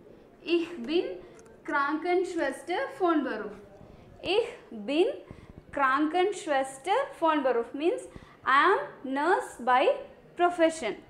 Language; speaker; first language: German; non-native, learner; Malayalam